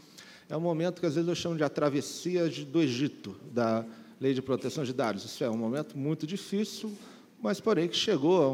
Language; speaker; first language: Portuguese; native; Portuguese